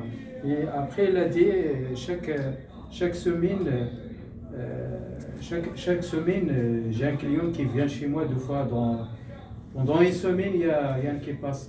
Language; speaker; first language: French; non-native, local second language; Arabic